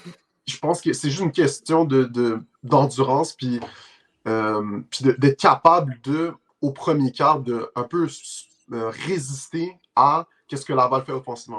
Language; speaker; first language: French; native; French